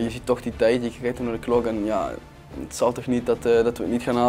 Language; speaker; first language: Dutch; native; Dutch